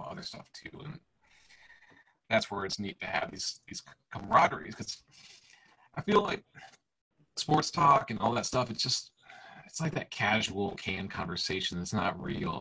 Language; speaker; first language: English; native; English